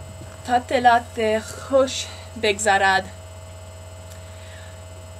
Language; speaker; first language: Persian; non-native, learner; English